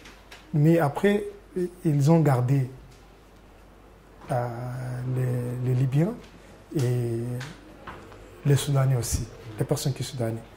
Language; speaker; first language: French; non-native, learner; Arabic